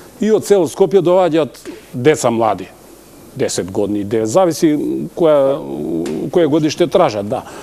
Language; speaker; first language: Macedonian; non-native, local second language; Albanian